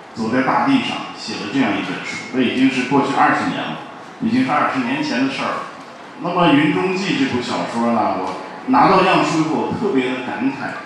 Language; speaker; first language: Chinese; native; Chinese